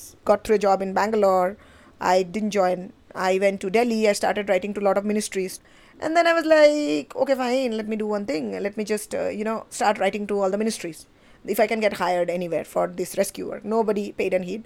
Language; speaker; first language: English; non-native, local second language; Bangla